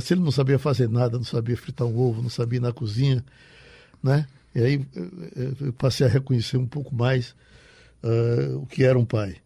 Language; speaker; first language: Portuguese; native; Portuguese